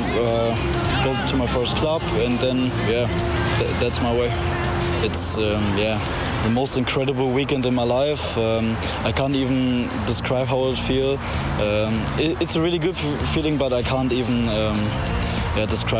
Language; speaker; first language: English; non-native, learner; German